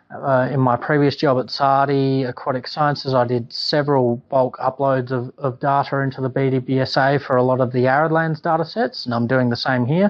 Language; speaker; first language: English; native; English